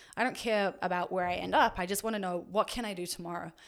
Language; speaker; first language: English; native; English